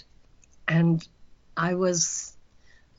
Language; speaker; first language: English; native; English